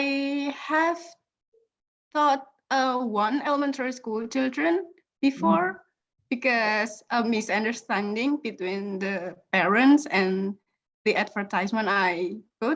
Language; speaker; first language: English; non-native, learner; Indonesian